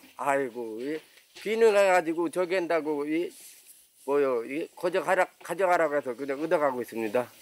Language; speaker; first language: Korean; native; Korean